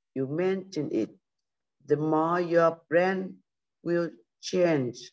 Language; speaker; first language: English; non-native, learner; Vietnamese